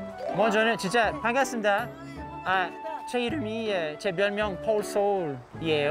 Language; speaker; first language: Korean; non-native, learner; English